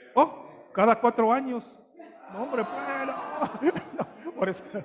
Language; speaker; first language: Spanish; native; Spanish